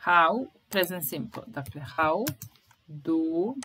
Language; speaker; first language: English; non-native, fluent; Serbian